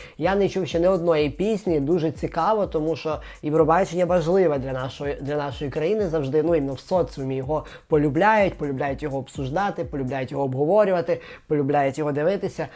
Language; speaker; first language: Ukrainian; native; Ukrainian